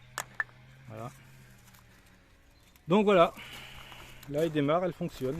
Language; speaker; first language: French; native; French